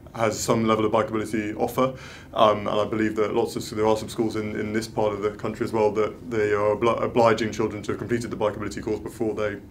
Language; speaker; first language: English; native; English